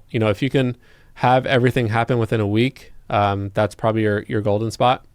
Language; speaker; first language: English; native; English